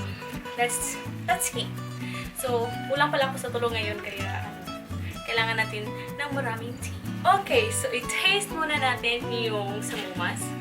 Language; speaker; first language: Filipino; non-native, local second language; Cebuano